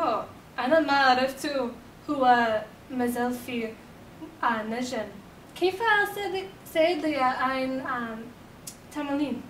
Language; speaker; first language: Arabic; non-native, learner; English